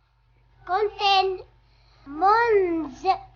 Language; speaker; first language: French; non-native, learner; Arabic